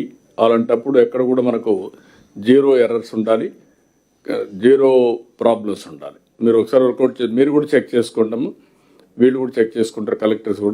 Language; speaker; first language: Telugu; native; Telugu